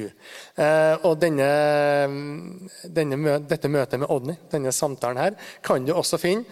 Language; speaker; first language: Norwegian; native; Norwegian